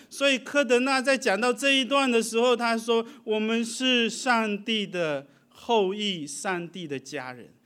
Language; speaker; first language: Chinese; early bilingual, heritage; Chinese